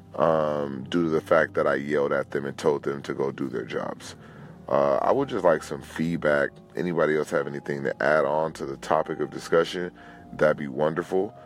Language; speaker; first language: English; native; English